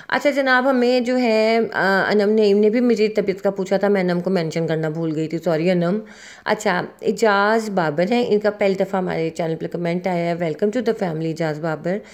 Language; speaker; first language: Urdu; native; Urdu